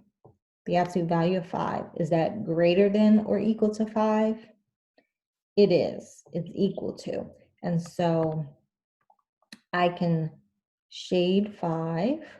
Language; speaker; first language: English; native; English